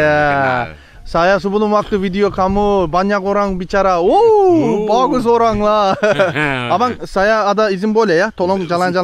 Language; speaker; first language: Indonesian; non-native, learner; Turkish